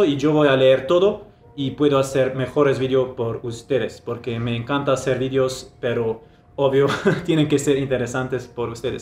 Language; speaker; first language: Spanish; non-native, fluent; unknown